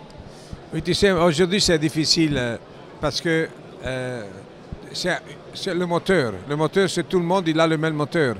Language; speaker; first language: French; non-native, fluent; Italian